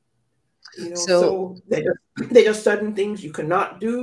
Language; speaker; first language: English; non-native, local second language; Yoruba